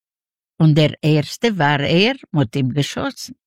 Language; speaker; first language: German; non-native, learner; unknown